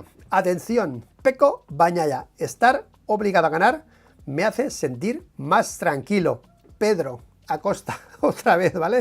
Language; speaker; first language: Spanish; native; Spanish